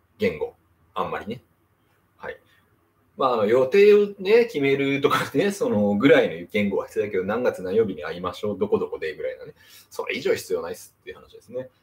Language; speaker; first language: Japanese; native; Japanese